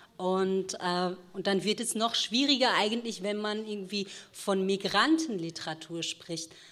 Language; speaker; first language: German; early bilingual, other home language; Kurdish